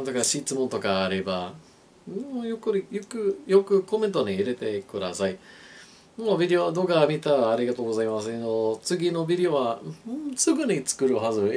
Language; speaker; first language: Japanese; non-native, learner; English